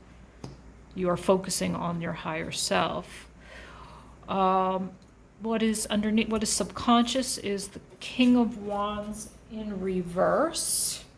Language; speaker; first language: English; native; English